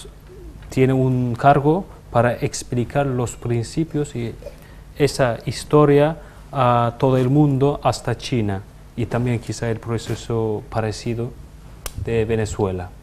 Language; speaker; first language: Spanish; non-native, fluent; Turkish